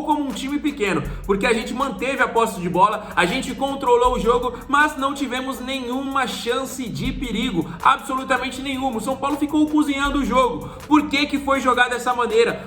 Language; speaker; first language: Portuguese; native; Portuguese